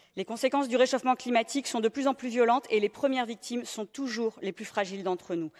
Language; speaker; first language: French; native; French